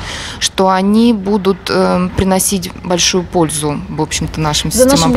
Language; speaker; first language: Russian; native; Russian